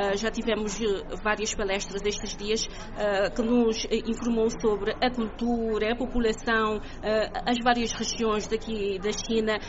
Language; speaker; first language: Portuguese; non-native, local second language; Kabuverdianu